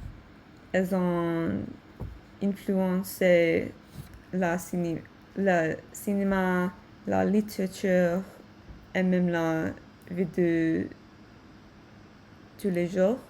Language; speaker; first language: French; non-native, learner; English